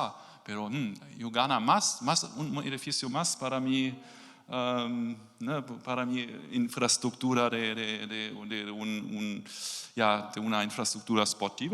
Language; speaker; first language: Spanish; non-native, learner; German